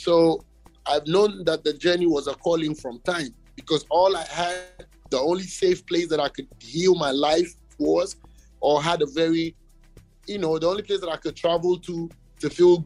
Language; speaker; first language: English; non-native, local second language; Ewe